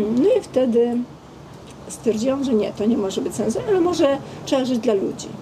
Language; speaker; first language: Polish; non-native, fluent; Armenian